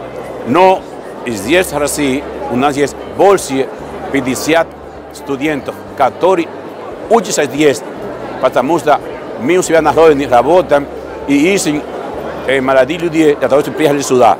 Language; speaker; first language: Russian; non-native, fluent; Spanish